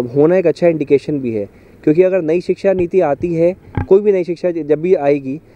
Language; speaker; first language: Hindi; native; Hindi